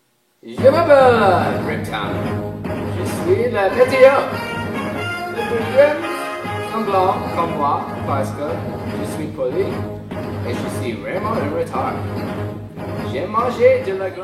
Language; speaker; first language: French; non-native, learner; English